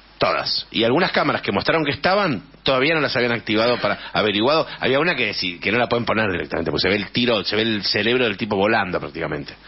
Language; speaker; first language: Spanish; native; Spanish